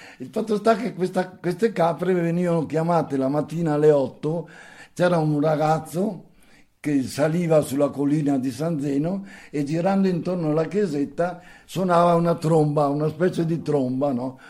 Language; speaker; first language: Italian; native; Italian